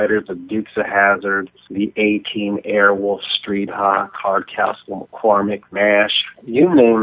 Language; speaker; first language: English; native; English